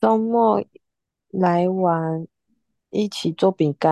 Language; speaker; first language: Chinese; non-native, learner; Japanese